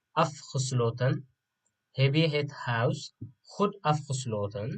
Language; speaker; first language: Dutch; non-native, fluent; Tigrinya